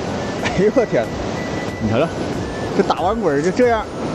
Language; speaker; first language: Chinese; native; Chinese